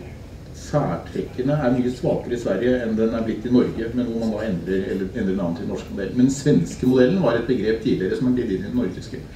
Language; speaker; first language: Norwegian; native; Norwegian